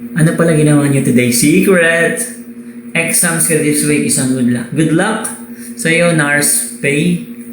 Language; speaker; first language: Filipino; non-native, local second language; Waray